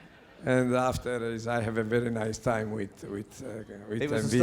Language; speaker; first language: English; non-native, learner; Italian